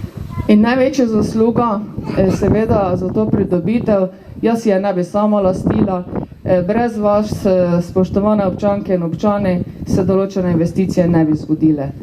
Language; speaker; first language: Slovenian; native; Slovenian